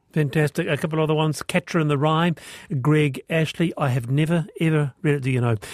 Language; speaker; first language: English; native; English